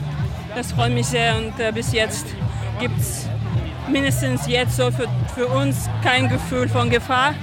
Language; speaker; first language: German; non-native, fluent; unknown